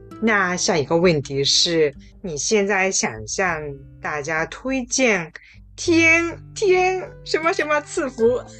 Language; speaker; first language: Chinese; non-native, fluent; Japanese